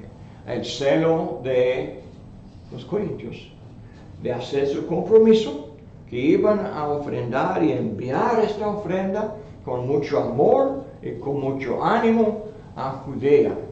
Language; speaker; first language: Spanish; non-native, fluent; English